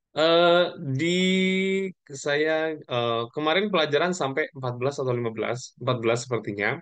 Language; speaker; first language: Indonesian; non-native, local second language; Javanese